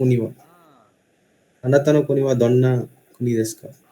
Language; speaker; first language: Japanese; non-native, learner; Kannada